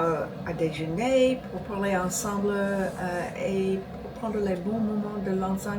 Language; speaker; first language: French; non-native, fluent; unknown